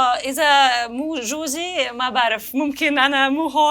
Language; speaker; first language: Arabic; non-native, learner; Russian